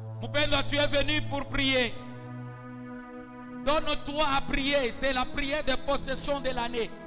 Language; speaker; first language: French; non-native, local second language; Swahili